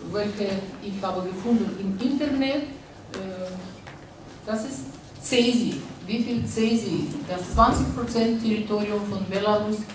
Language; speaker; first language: German; non-native, learner; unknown